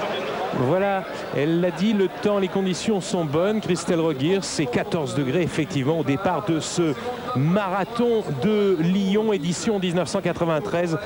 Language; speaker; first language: French; native; French